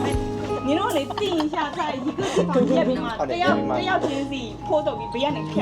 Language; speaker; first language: Chinese; early bilingual, heritage; Chinese